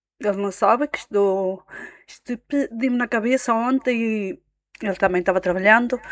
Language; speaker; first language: Portuguese; native; Portuguese